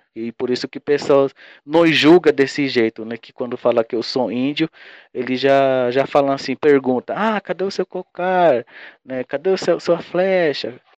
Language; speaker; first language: Portuguese; non-native, local second language; Guarani